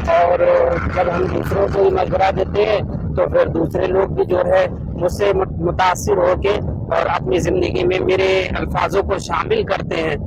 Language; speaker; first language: Hindi; native; Hindi